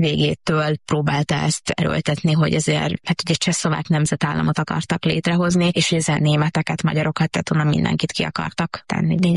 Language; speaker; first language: Hungarian; native; Hungarian